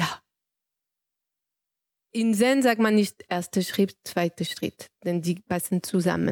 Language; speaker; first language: German; non-native, fluent; French